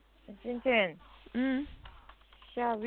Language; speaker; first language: Chinese; non-native, learner; Korean